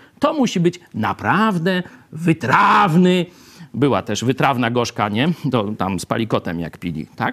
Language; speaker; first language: Polish; native; Polish